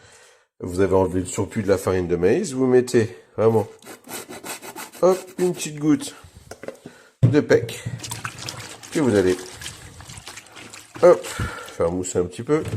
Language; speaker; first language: French; native; French